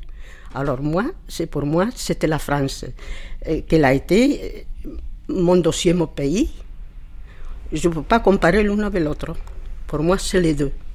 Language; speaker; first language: French; non-native, fluent; Spanish